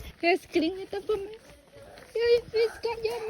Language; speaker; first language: Swedish; non-native, learner; Thai